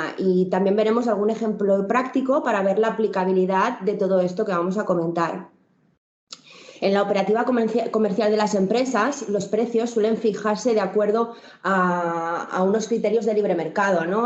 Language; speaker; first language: Spanish; native; Spanish